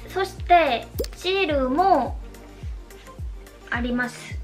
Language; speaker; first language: Japanese; non-native, learner; Korean